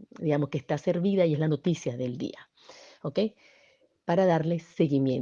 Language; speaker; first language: Spanish; native; Spanish